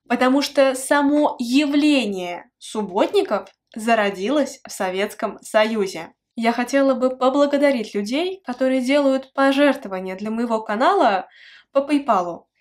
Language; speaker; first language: Russian; native; Russian